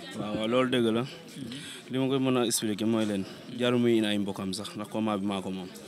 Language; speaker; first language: Wolof; native; Wolof